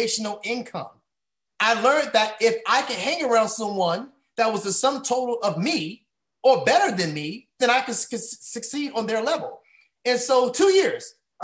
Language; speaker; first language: English; native; English